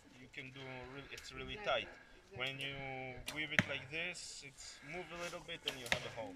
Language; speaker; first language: English; non-native, learner; Romanian